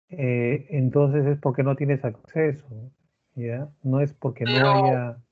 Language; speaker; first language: Spanish; native; Spanish